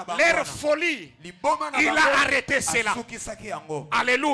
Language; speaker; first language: French; non-native, local second language; Lingala